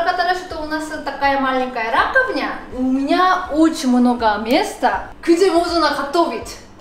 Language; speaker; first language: Russian; non-native, fluent; Korean